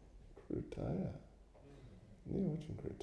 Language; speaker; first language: Russian; non-native, learner; English